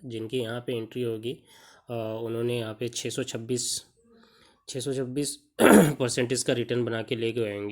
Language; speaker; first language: Hindi; native; Hindi